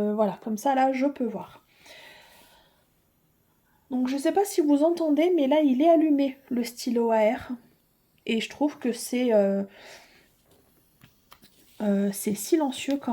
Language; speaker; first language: French; native; French